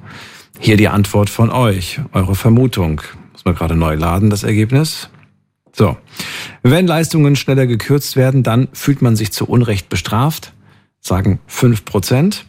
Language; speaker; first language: German; native; German